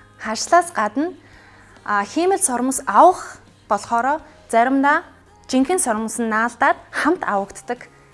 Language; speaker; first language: Mongolian; non-native, fluent; English